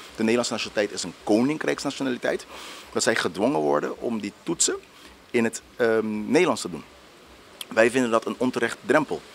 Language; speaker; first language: Dutch; non-native, local second language; Papiamento